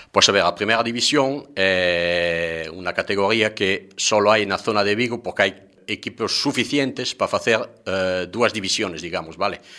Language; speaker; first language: Galician; non-native, fluent; French